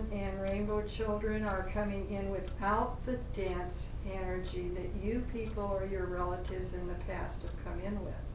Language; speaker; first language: English; native; English